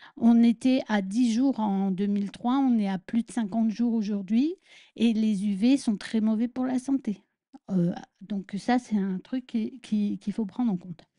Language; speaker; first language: French; native; French